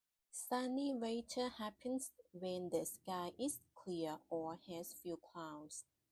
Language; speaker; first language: English; non-native, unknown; Thai